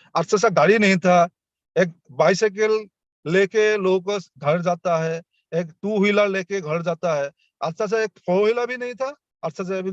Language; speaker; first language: Hindi; non-native, local second language; Assamese